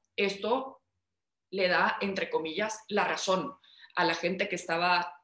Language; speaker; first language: Spanish; early bilingual, heritage; Spanish